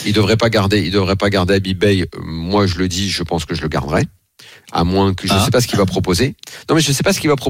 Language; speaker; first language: French; native; French